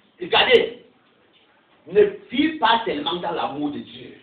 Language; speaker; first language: French; non-native, local second language; English